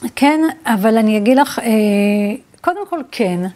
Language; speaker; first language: Hebrew; early bilingual, other home language; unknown